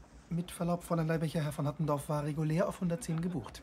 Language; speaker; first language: German; native; German